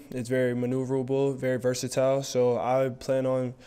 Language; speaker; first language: English; native; English